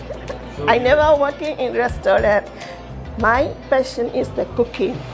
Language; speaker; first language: English; non-native, learner; Burmese